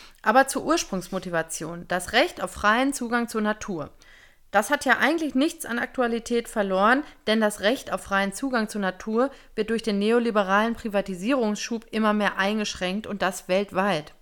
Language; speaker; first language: German; native; German